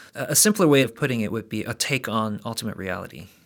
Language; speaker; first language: English; early bilingual, other home language; Korean